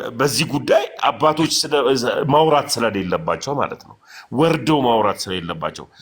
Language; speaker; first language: Amharic; non-native, local second language; Oromo